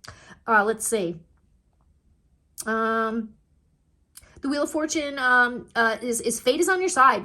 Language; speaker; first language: English; native; English